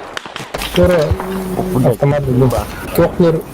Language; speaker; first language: Russian; non-native, local second language; Yakut